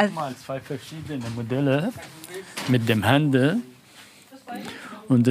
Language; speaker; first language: German; non-native, learner; Arabic